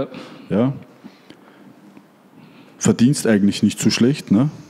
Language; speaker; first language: German; native; German